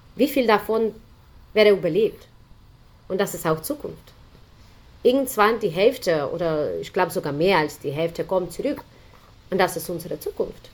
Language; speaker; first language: German; non-native, fluent; Ukrainian